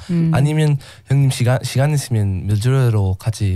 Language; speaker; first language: Korean; non-native, learner; English